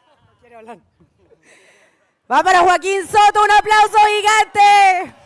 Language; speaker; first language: Spanish; native; Spanish